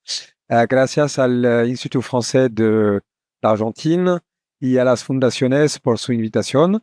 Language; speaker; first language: Spanish; non-native, learner; French